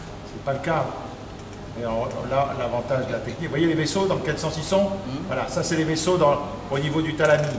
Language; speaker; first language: French; native; French